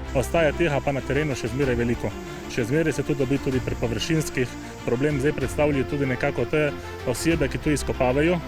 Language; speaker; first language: Slovenian; native; Slovenian